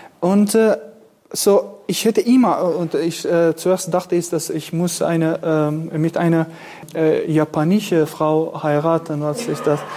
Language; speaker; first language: German; non-native, learner; Kurdish